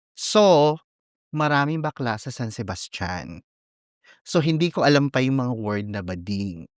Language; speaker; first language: Filipino; native; Filipino